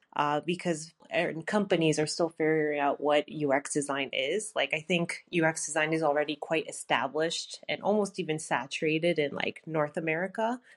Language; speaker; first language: English; native; English